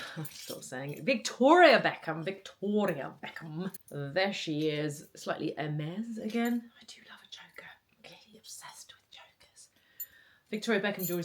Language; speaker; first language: English; native; English